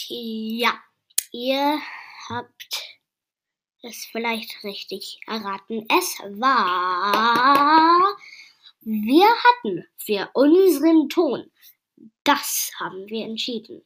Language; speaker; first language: German; non-native, learner; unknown